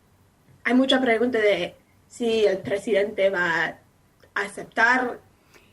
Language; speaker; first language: Spanish; non-native, fluent; English